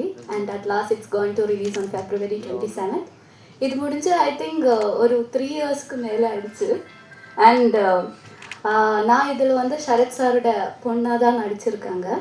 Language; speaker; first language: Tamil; non-native, learner; Malayalam